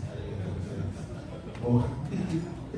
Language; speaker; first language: Japanese; non-native, learner; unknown